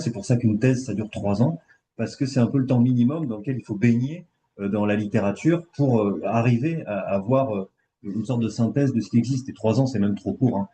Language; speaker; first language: French; native; French